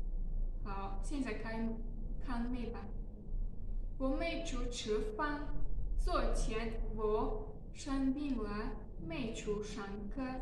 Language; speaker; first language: Chinese; non-native, learner; Tajik